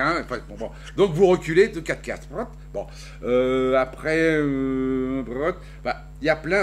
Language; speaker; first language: French; native; French